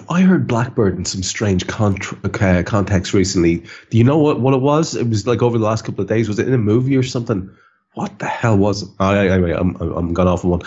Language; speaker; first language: English; native; English